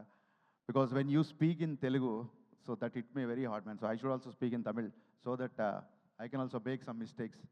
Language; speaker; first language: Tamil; non-native, learner; Telugu